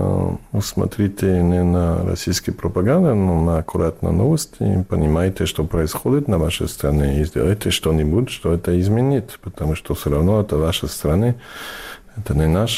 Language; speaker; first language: Russian; non-native, learner; English